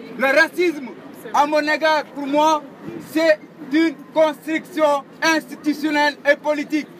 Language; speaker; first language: French; non-native, local second language; Wolof